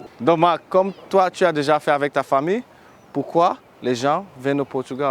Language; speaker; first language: French; non-native, fluent; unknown